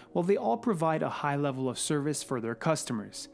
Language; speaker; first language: English; native; English